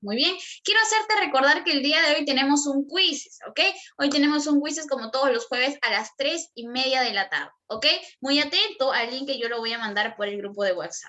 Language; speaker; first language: Spanish; native; Spanish